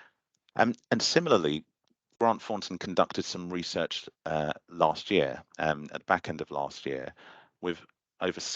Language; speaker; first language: English; native; English